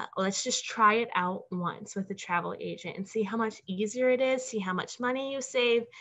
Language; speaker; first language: English; native; English